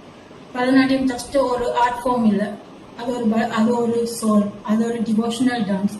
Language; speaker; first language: Tamil; native; Tamil